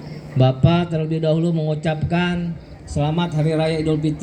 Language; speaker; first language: Indonesian; native; Indonesian